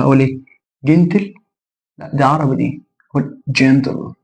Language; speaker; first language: Arabic; native; Arabic